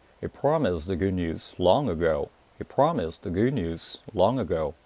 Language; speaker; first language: English; non-native, fluent; Korean